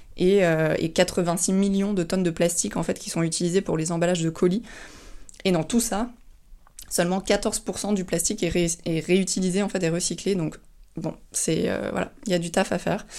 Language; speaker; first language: French; native; French